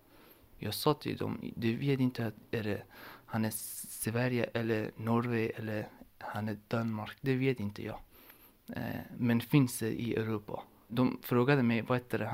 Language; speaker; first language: Swedish; non-native, learner; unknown